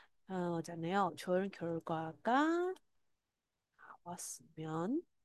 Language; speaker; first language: Korean; non-native, fluent; Chinese